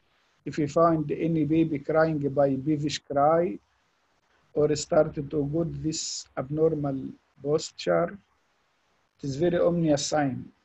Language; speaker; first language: English; non-native, fluent; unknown